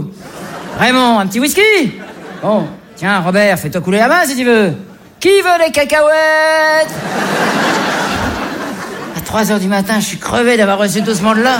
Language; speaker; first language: French; native; French